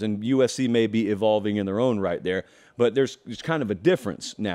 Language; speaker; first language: English; native; English